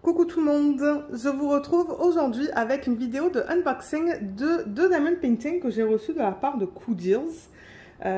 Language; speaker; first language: French; native; French